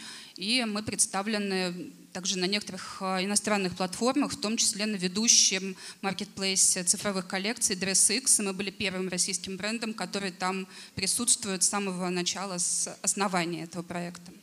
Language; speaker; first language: Russian; native; Russian